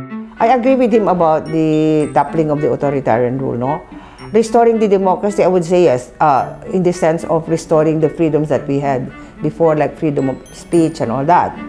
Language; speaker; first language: English; non-native, local second language; Filipino